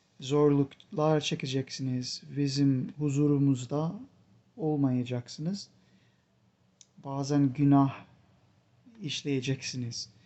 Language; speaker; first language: Turkish; non-native, fluent; English